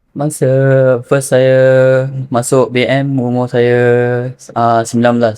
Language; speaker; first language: Malay; native; Malay